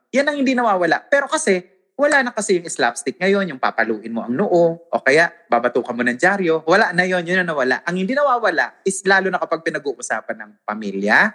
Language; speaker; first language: Filipino; non-native, local second language; Waray